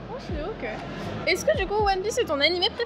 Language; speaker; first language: French; native; French